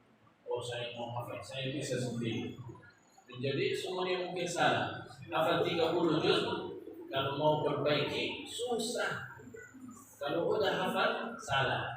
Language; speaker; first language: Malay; non-native, learner; Arabic